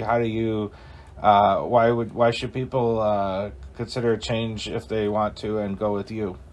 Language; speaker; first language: English; native; English